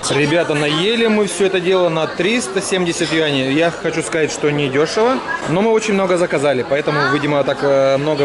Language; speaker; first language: Russian; native; Russian